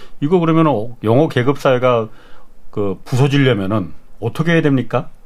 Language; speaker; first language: Korean; native; Korean